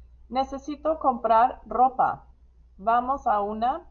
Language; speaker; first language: Spanish; non-native, fluent; English